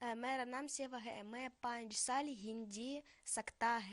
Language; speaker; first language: Hindi; non-native, learner; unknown